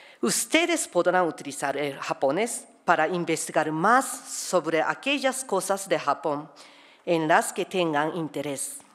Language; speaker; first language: Spanish; non-native, fluent; Japanese